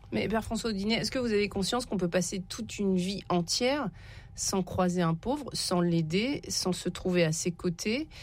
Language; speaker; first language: French; native; French